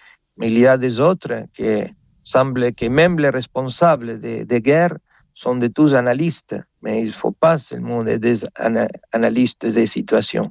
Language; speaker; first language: French; non-native, fluent; Spanish